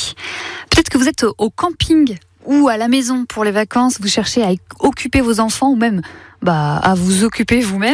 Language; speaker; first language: French; native; French